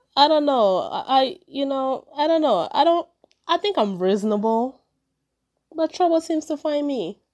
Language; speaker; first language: English; early bilingual, other home language; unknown